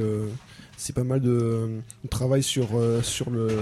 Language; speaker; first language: French; native; French